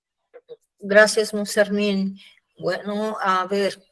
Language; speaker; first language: Spanish; non-native, fluent; Portuguese